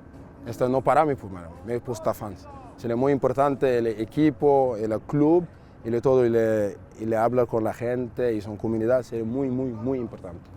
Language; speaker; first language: Spanish; non-native, learner; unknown